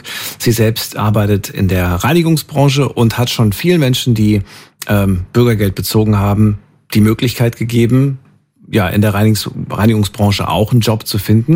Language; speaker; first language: German; native; German